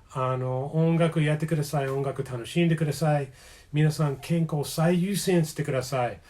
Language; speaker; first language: Japanese; non-native, fluent; English